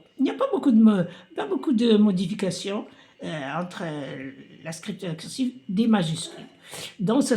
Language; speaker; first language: French; non-native, local second language; Arabic